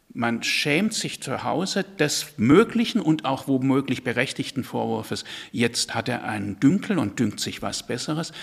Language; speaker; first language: German; native; German